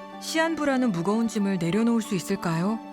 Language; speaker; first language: Korean; native; Korean